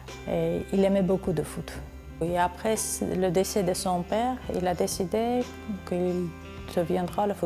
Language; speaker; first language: French; non-native, learner; Armenian